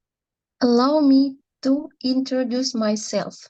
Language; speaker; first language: English; non-native, learner; Indonesian